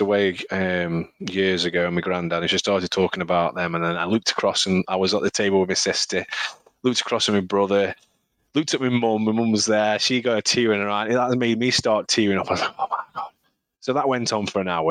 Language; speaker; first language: English; native; English